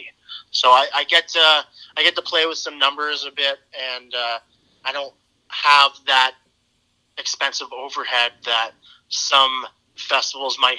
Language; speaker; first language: English; native; English